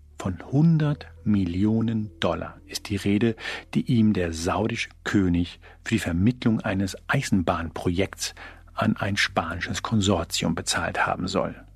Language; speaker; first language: German; early bilingual, other home language; Spanish